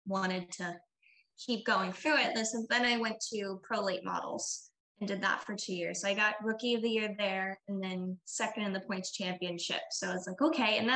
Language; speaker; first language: English; native; English